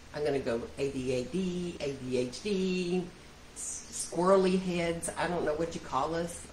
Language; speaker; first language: English; native; English